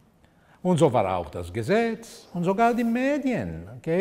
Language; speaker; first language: German; non-native, fluent; Portuguese